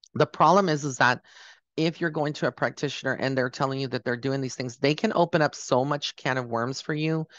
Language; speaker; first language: English; early bilingual, other home language; Spanish